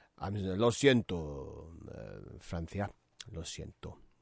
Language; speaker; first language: Spanish; non-native, learner; English